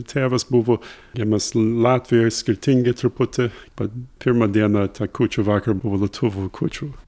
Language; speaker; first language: Lithuanian; early bilingual, heritage; English